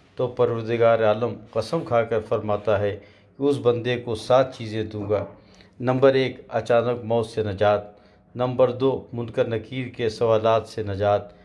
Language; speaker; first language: Hindi; native; Hindi